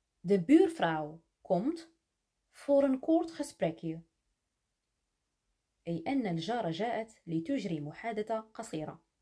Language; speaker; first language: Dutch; non-native, fluent; Arabic